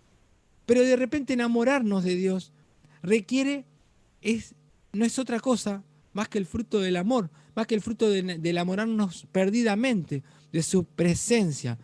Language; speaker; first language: Spanish; native; Spanish